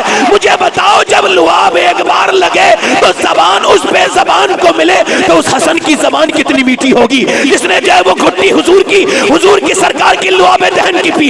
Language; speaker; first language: Urdu; native; Urdu